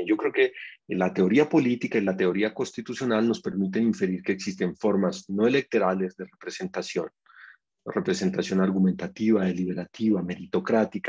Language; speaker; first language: Spanish; native; Spanish